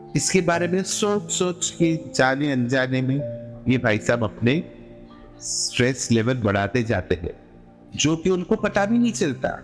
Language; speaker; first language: Hindi; non-native, local second language; Gujarati